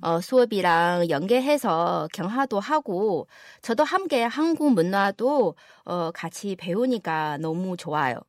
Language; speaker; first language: Korean; non-native, fluent; Chinese